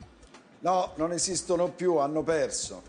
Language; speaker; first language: Italian; native; Italian